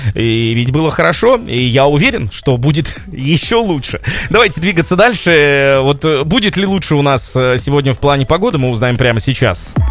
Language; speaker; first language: Russian; native; Russian